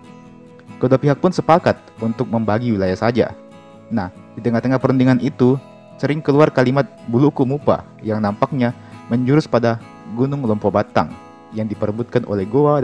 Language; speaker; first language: Indonesian; native; Indonesian